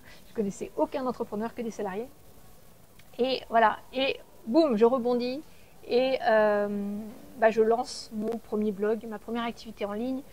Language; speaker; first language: French; native; French